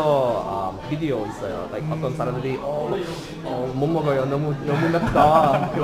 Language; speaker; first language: Korean; non-native, learner; English